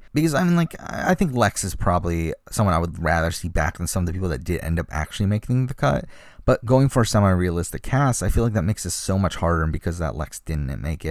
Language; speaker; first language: English; native; English